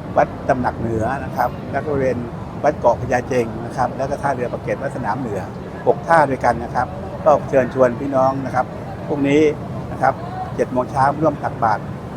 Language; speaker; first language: Thai; native; Thai